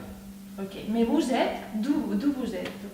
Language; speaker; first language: French; non-native, learner; Spanish